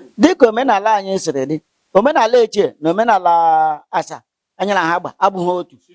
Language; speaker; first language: Igbo; non-native, local second language; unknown